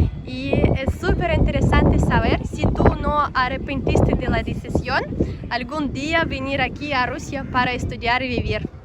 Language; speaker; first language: Spanish; non-native, fluent; Russian